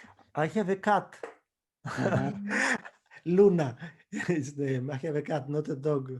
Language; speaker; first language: English; non-native, fluent; Greek